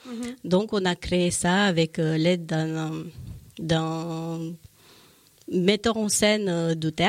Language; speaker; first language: French; native; French